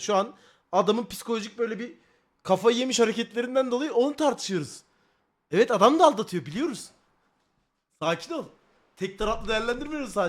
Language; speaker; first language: Turkish; native; Turkish